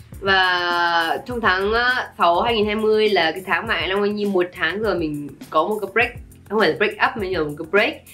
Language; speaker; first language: Vietnamese; early bilingual, heritage; Vietnamese